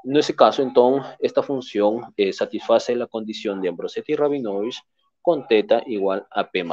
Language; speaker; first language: Spanish; native; Spanish